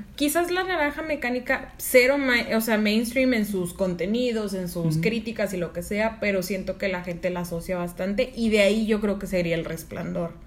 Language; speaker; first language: Spanish; native; Spanish